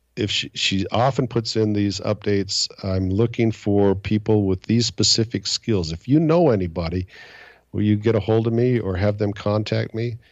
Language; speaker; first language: English; native; English